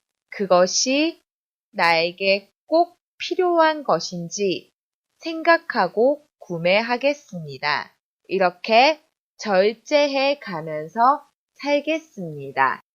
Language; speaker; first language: Korean; non-native, fluent; Chinese